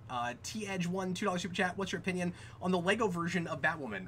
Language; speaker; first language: English; native; English